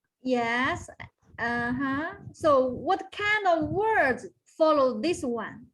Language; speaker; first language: English; non-native, fluent; Chinese